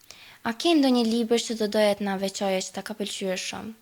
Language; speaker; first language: Albanian; native; Albanian